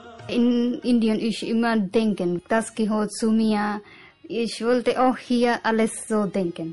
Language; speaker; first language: German; non-native, learner; Punjabi